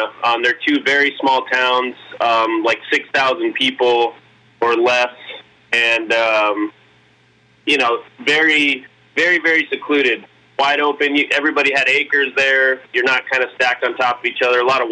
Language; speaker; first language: English; native; English